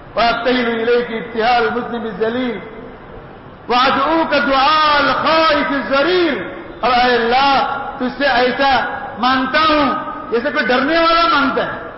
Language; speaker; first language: Urdu; non-native, local second language; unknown